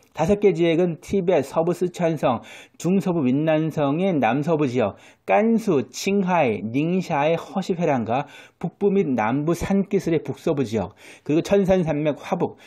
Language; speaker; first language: Korean; native; Korean